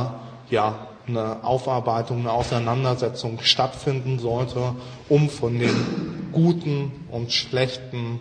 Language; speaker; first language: German; native; German